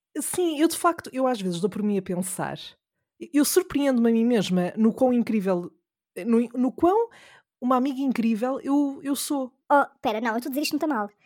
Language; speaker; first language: Portuguese; native; Portuguese